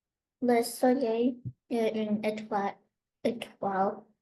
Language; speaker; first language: French; non-native, learner; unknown